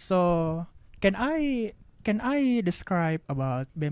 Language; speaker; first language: English; non-native, learner; Indonesian